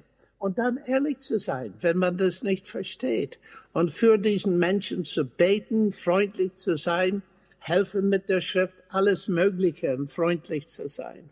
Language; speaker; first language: German; non-native, fluent; English